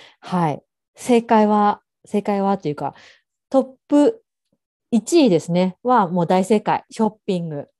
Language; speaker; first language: Japanese; native; Japanese